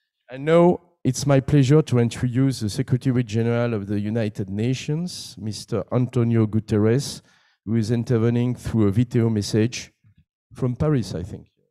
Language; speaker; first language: English; non-native, fluent; French